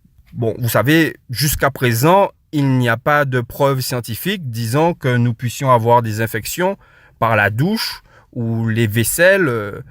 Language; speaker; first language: French; non-native, local second language; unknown